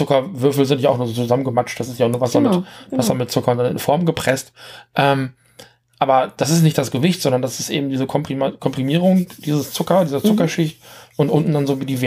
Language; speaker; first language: German; native; German